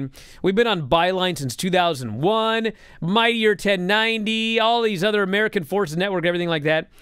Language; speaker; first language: English; native; English